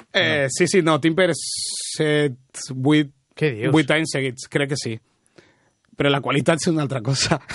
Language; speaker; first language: Catalan; early bilingual, other home language; Spanish